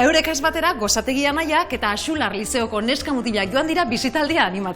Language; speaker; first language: Basque; native; Basque